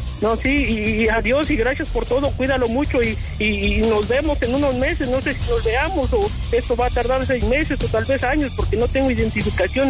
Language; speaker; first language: Spanish; native; Spanish